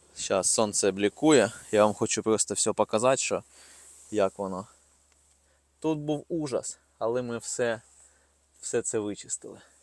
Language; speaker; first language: Ukrainian; non-native, local second language; Russian